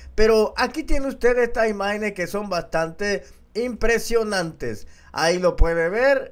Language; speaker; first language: Spanish; native; Spanish